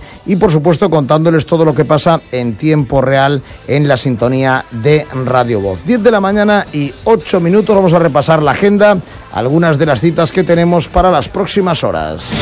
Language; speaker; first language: Spanish; native; Spanish